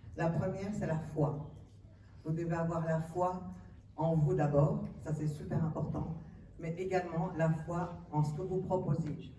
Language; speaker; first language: French; early bilingual, other home language; Arabic